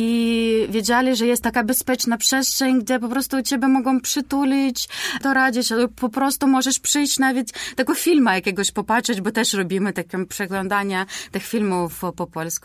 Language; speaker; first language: Polish; non-native, learner; Ukrainian